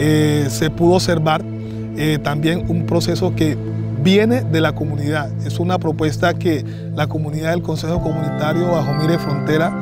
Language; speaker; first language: Spanish; native; Spanish